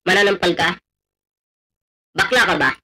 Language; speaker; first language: Filipino; native; Filipino